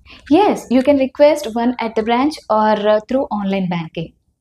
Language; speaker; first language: English; non-native, local second language; Telugu